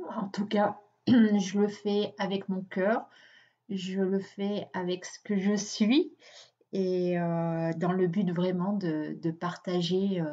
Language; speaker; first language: French; native; French